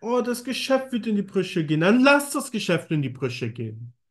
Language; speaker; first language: German; native; German